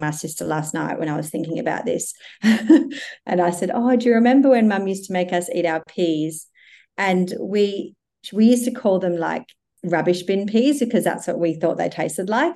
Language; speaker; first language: English; native; English